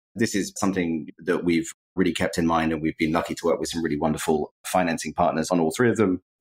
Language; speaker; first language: English; native; English